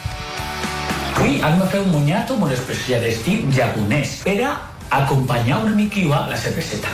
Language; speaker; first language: Catalan; non-native, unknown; Chinese